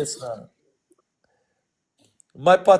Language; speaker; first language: Russian; non-native, learner; Azerbaijani